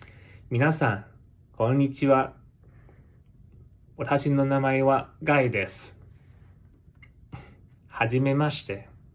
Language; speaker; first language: Japanese; non-native, learner; English